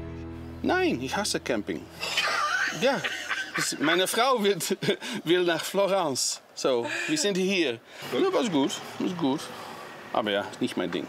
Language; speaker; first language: German; non-native, learner; Dutch